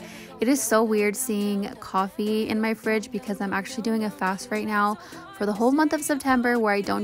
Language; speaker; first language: English; native; English